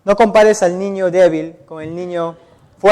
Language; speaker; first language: Spanish; native; Spanish